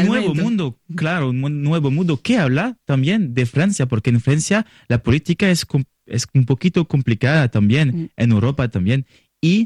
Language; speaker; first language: Spanish; non-native, learner; French